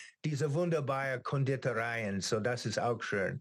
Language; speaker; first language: German; non-native, learner; English